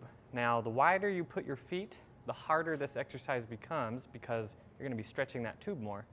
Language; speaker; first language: English; native; English